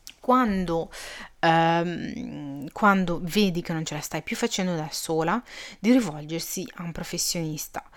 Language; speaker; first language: Italian; early bilingual, other home language; Arabic